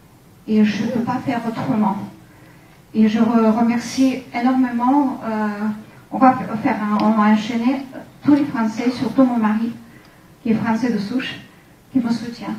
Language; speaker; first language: French; non-native, fluent; Ukrainian